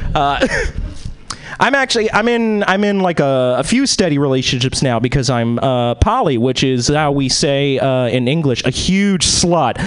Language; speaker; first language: English; native; English